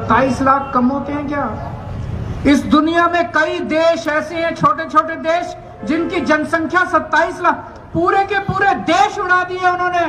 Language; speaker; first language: Hindi; native; Hindi